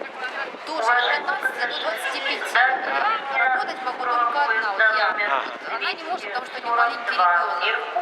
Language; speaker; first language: Russian; native; Russian